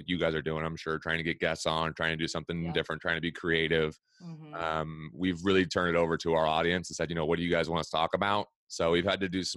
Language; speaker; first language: English; native; English